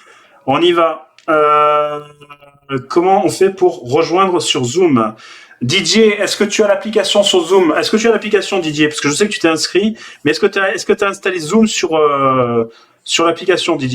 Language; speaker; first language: French; native; French